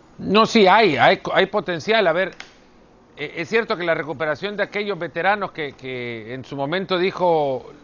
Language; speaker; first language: Spanish; native; Spanish